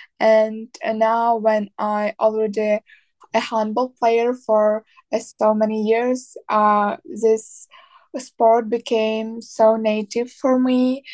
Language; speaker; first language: English; non-native, learner; Ukrainian